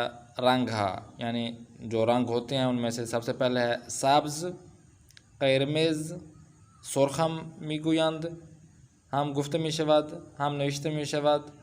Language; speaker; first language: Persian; non-native, fluent; Urdu